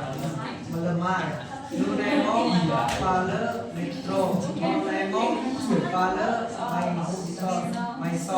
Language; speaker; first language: French; non-native, learner; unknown